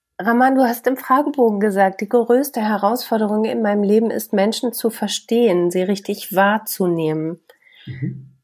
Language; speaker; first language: German; native; German